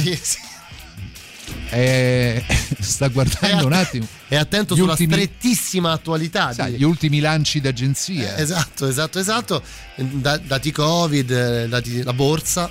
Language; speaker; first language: Italian; native; Italian